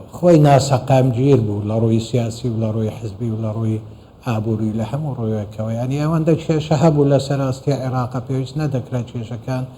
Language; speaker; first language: Central Kurdish; non-native, local second language; Assyrian Neo-Aramaic